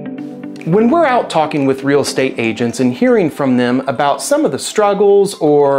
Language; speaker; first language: English; native; English